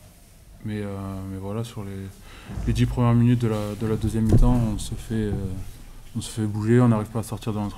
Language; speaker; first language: French; native; French